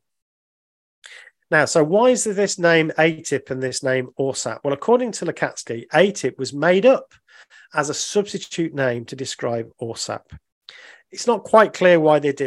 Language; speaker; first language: English; native; English